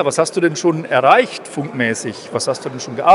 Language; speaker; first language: German; native; German